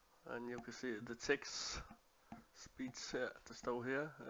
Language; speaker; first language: English; non-native, learner; Danish